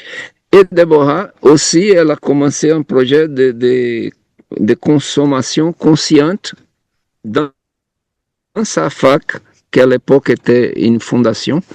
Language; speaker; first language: French; non-native, fluent; Portuguese